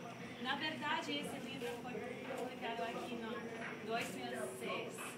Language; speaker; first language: Portuguese; non-native, learner; English